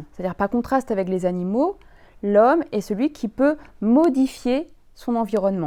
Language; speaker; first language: French; native; French